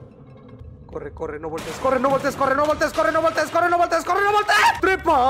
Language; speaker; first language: Spanish; native; Spanish